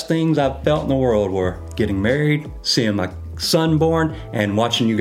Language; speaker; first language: English; native; English